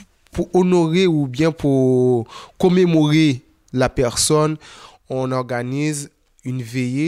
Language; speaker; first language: French; non-native, local second language; Haitian Creole